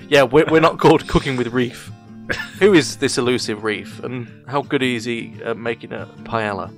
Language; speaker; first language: English; native; English